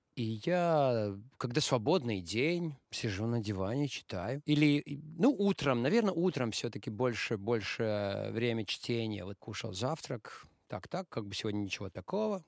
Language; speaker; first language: Russian; non-native, local second language; Latvian